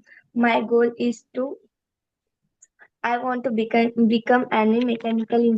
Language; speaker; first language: English; non-native, learner; Marathi